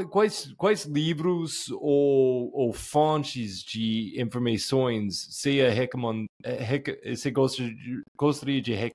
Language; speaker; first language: Portuguese; non-native, fluent; English